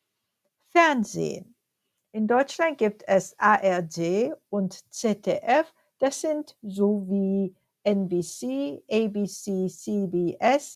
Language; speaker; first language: German; non-native, fluent; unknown